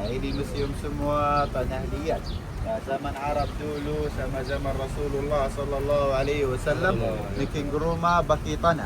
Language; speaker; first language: Indonesian; non-native, learner; Arabic